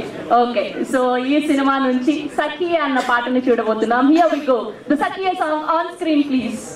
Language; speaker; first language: Telugu; native; Telugu